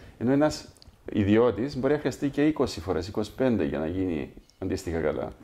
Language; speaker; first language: Greek; native; Greek